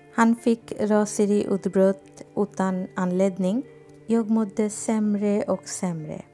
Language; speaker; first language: Swedish; non-native, fluent; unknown